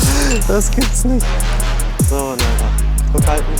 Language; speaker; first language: German; native; German